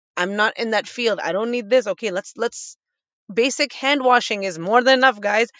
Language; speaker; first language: English; native; English